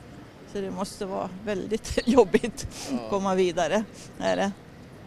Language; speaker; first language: Swedish; native; Swedish